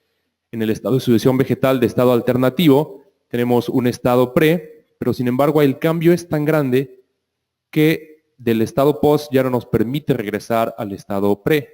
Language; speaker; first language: Spanish; native; Spanish